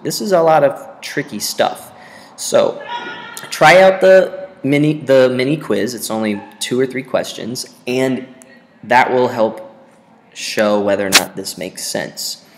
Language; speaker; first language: English; native; English